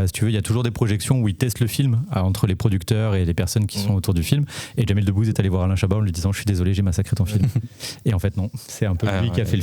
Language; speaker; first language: French; native; French